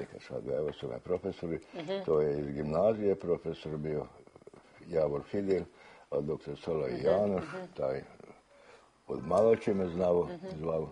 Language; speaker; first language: Serbian; early bilingual, heritage; Croatian